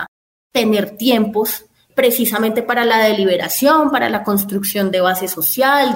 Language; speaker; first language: Spanish; native; Spanish